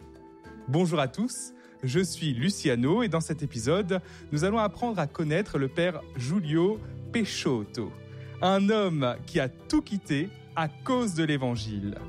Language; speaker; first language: French; native; French